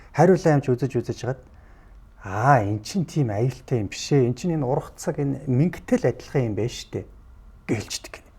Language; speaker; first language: Mongolian; native; Mongolian